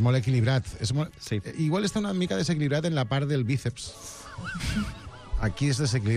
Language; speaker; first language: Catalan; native; Catalan